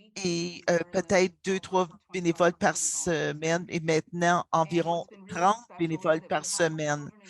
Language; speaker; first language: French; non-native, fluent; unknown